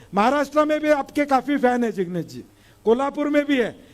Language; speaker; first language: Hindi; non-native, local second language; Marathi